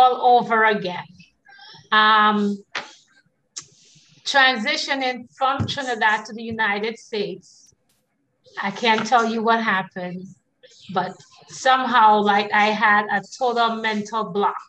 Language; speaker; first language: English; native; English